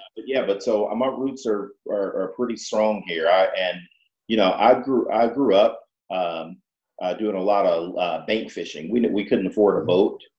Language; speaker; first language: English; native; English